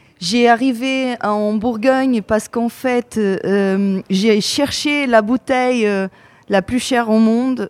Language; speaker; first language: French; non-native, fluent; Portuguese